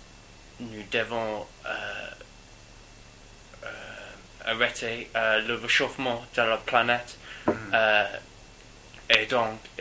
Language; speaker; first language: French; non-native, learner; English